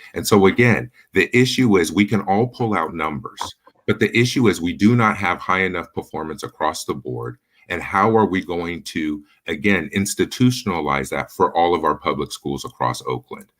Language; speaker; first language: English; native; English